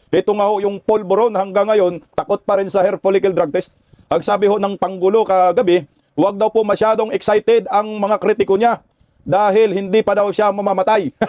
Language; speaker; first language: Filipino; non-native, local second language; Cebuano